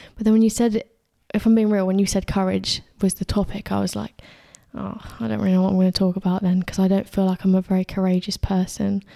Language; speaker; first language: English; native; English